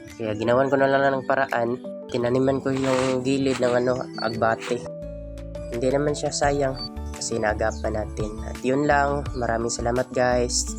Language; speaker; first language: Filipino; non-native, local second language; Cebuano